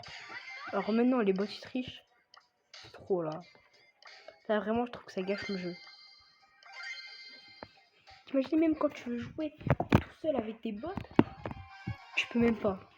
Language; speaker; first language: French; native; French